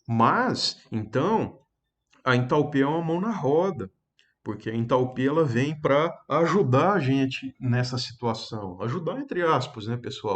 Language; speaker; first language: Portuguese; native; Portuguese